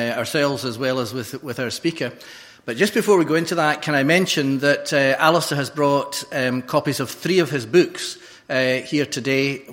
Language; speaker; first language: English; native; English